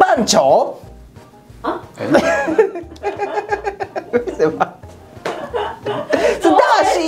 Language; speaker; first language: Chinese; non-native, learner; Japanese